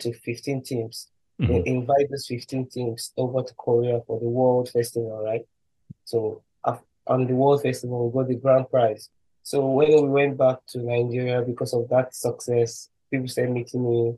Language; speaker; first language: English; non-native, local second language; Igbo